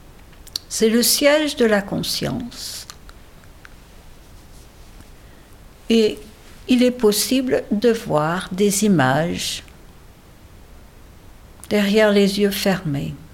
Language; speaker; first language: French; native; French